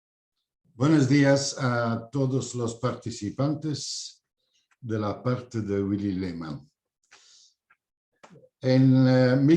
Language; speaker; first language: Spanish; non-native, fluent; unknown